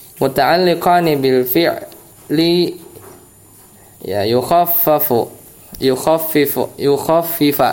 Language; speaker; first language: Arabic; non-native, fluent; Indonesian